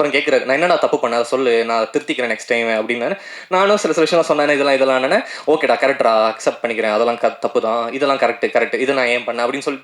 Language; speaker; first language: Tamil; native; Tamil